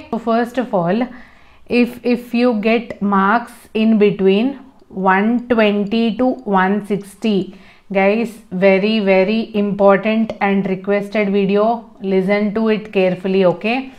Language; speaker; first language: English; non-native, local second language; Telugu